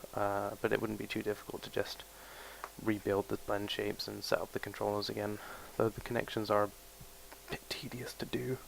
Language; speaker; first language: English; native; English